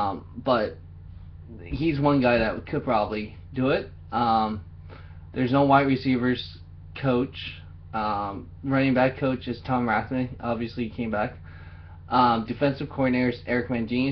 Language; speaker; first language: English; native; English